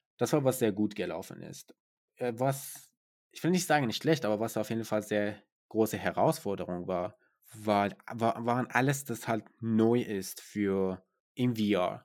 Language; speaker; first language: German; non-native, fluent; Persian